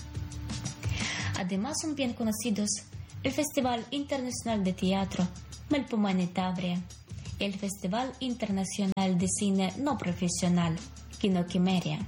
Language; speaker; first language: Spanish; non-native, fluent; Ukrainian